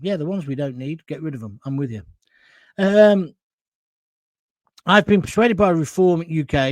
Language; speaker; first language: English; native; English